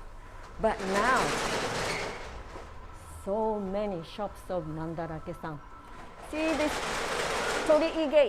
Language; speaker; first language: English; non-native, fluent; Japanese